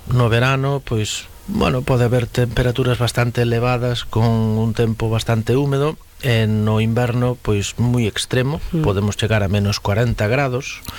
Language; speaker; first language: Galician; non-native, local second language; Spanish